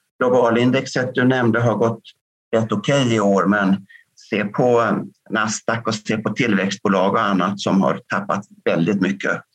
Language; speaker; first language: Swedish; native; Swedish